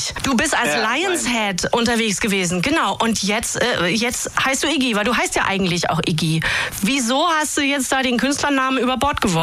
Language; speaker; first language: German; native; German